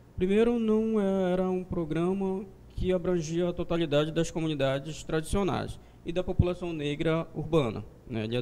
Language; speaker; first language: Portuguese; native; Portuguese